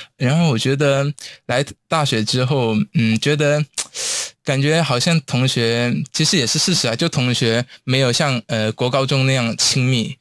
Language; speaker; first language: Chinese; non-native, local second language; Cantonese